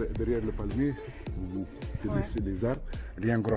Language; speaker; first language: French; non-native, local second language; Arabic